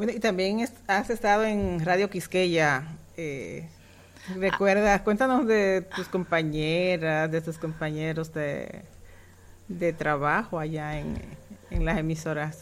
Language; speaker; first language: Spanish; native; Spanish